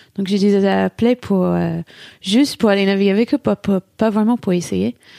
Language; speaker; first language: French; non-native, fluent; English